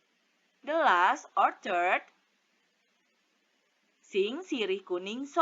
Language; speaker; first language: English; non-native, fluent; Indonesian